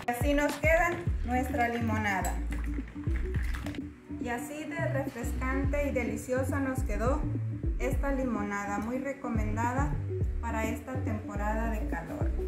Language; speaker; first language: Spanish; native; Spanish